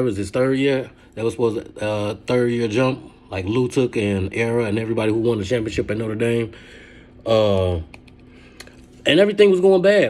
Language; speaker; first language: English; native; English